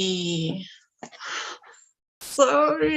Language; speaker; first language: English; non-native, learner; Spanish